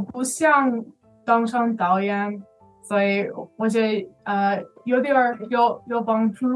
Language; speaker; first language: Chinese; non-native, learner; English